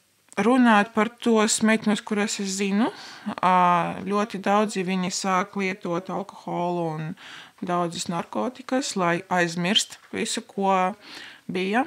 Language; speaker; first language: Latvian; non-native, local second language; Russian